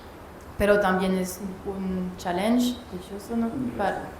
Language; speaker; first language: Spanish; non-native, learner; French